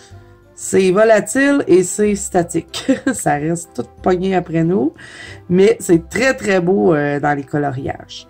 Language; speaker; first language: French; native; French